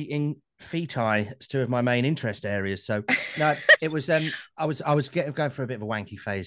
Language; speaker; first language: English; native; English